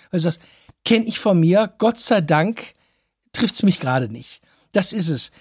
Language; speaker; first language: German; native; German